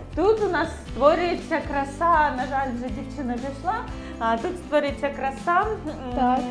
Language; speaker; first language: Ukrainian; non-native, local second language; Russian